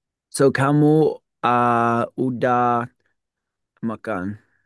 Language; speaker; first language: Indonesian; non-native, learner; English